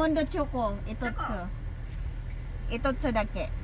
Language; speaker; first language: Japanese; non-native, learner; Filipino